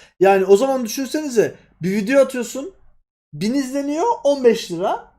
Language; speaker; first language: Turkish; native; Turkish